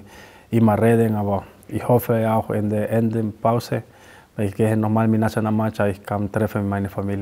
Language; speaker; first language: German; non-native, learner; Spanish